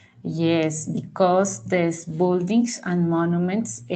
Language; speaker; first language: English; non-native, learner; Spanish